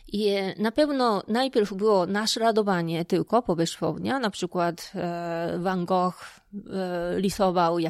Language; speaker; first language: Polish; non-native, fluent; Japanese